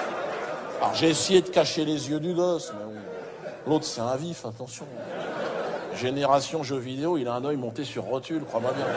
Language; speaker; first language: French; native; French